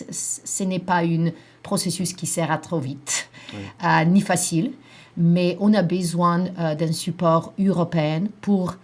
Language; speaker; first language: French; non-native, fluent; Macedonian